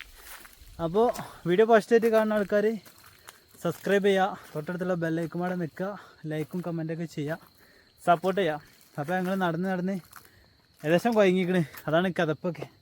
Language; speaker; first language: Malayalam; native; Malayalam